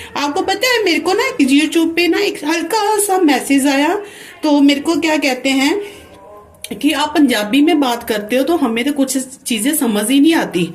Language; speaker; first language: Hindi; non-native, local second language; Punjabi